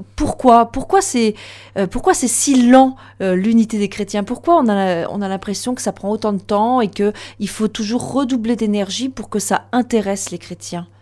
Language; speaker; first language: French; native; French